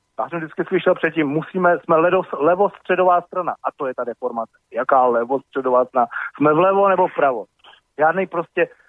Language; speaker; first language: Czech; native; Czech